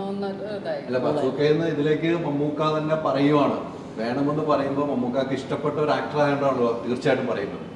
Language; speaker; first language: Malayalam; native; Malayalam